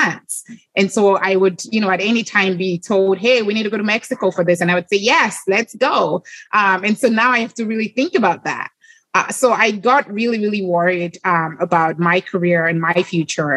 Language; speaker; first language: English; non-native, local second language; Yoruba